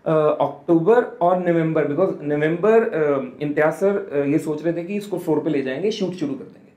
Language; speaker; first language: Hindi; native; Hindi